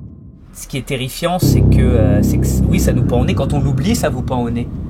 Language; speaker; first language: French; native; French